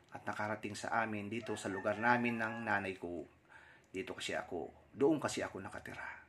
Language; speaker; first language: Filipino; non-native, local second language; Surigaonon